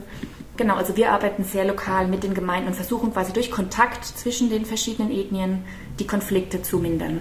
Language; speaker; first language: German; native; German